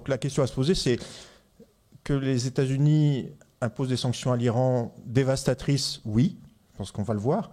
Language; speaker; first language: French; native; French